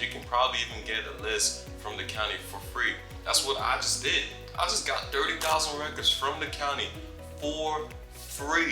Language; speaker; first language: English; native; English